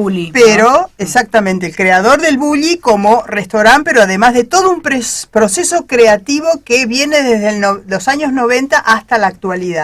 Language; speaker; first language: Spanish; native; Spanish